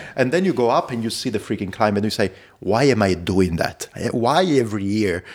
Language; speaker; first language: English; non-native, fluent; Italian